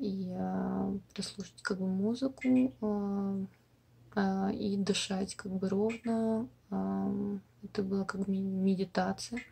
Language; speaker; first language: Russian; non-native, local second language; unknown